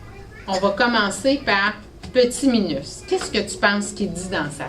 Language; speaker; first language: French; native; French